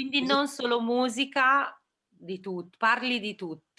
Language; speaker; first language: Italian; native; Italian